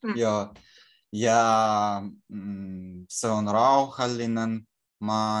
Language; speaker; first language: Finnish; non-native, learner; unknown